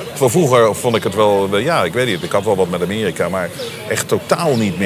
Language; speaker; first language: Dutch; native; Dutch